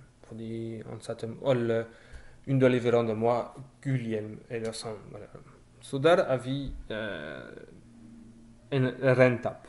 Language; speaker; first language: Norwegian; non-native, fluent; French